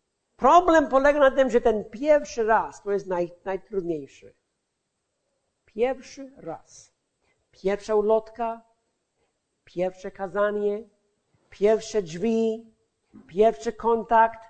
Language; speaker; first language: Polish; non-native, fluent; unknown